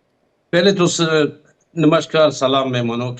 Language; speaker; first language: Hindi; non-native, fluent; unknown